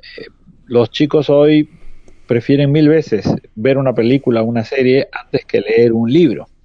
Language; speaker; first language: Spanish; native; Spanish